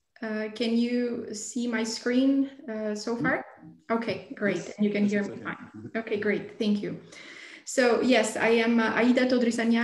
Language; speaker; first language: English; non-native, fluent; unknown